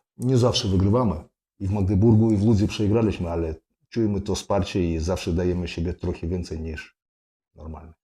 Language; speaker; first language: Polish; non-native, fluent; Russian